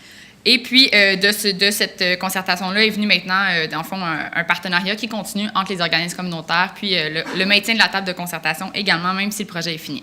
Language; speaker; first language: French; native; French